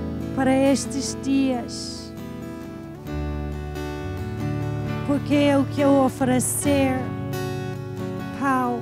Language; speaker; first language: Portuguese; non-native, fluent; English